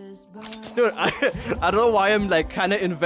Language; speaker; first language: English; native; English